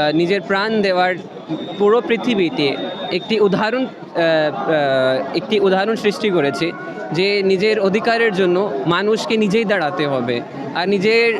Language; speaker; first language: Bangla; non-native, fluent; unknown